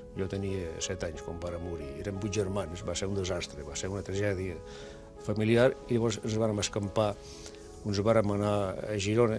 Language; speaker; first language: Catalan; non-native, local second language; Basque